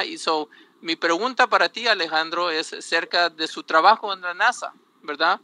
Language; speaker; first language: Spanish; early bilingual, heritage; Spanish